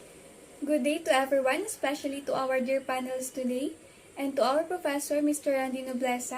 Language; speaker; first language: English; non-native, local second language; Filipino